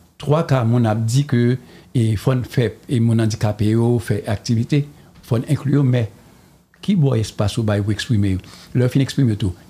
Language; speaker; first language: French; non-native, local second language; Haitian Creole